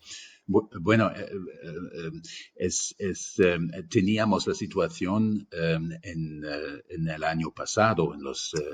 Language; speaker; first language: Spanish; non-native, fluent; German